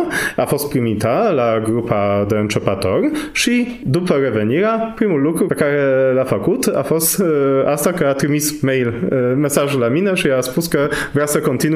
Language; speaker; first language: Romanian; non-native, fluent; Polish